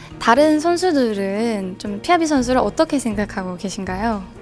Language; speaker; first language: Korean; native; Korean